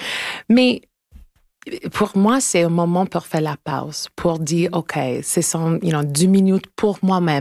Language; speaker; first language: French; non-native, local second language; English